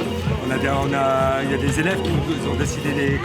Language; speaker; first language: French; native; French